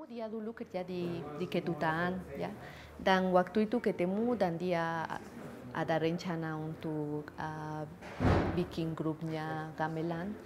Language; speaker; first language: Indonesian; non-native, learner; Spanish